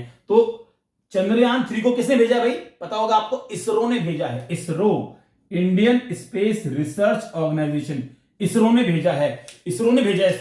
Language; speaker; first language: Hindi; native; Hindi